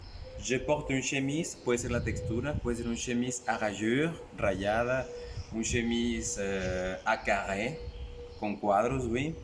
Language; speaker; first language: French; non-native, fluent; Spanish